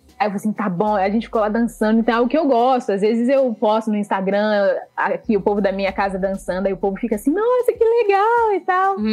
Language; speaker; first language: Portuguese; early bilingual, other home language; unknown